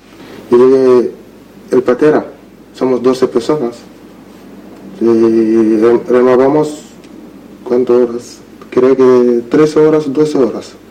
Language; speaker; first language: Spanish; non-native, learner; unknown